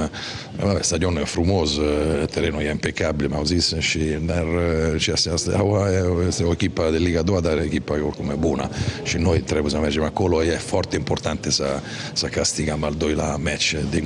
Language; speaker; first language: Romanian; non-native, fluent; Italian